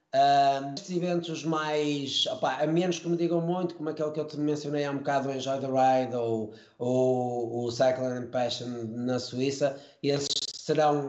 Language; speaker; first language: Portuguese; native; Portuguese